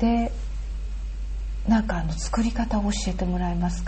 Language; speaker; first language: Japanese; native; Japanese